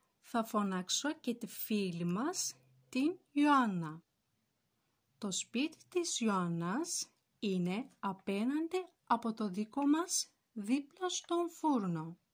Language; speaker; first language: Greek; non-native, fluent; Turkish